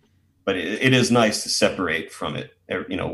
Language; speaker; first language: English; native; English